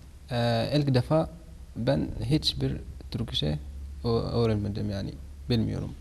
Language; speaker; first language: Turkish; non-native, learner; Arabic